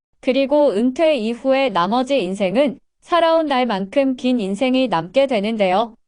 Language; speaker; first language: Korean; native; Korean